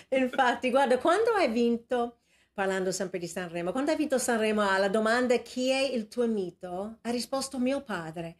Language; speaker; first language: Italian; non-native, fluent; English